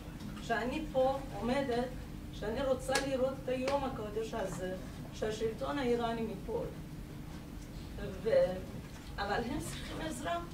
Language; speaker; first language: Hebrew; non-native, learner; Persian